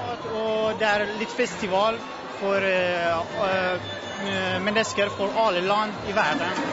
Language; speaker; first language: Norwegian; non-native, learner; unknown